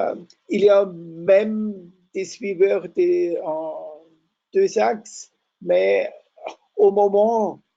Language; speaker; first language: French; non-native, fluent; German